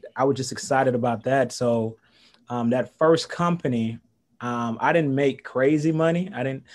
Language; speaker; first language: English; early bilingual, other home language; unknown